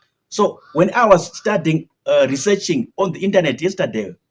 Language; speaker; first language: English; non-native, local second language; Shona